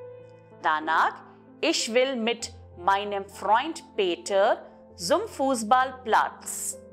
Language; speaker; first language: German; non-native, fluent; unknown